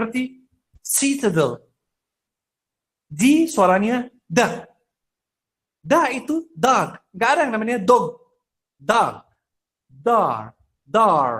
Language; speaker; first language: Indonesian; non-native, fluent; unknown